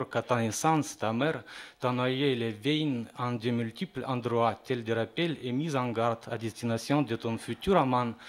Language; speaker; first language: French; non-native, fluent; Russian